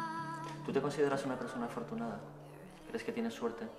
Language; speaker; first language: Spanish; native; Spanish